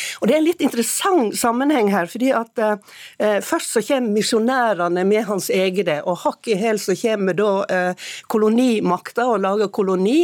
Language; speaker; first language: Norwegian; native; Norwegian